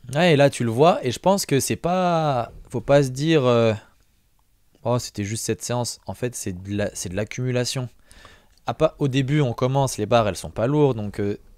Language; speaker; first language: French; native; French